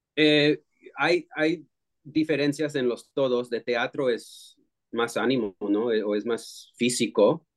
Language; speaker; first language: Spanish; early bilingual, heritage; Spanish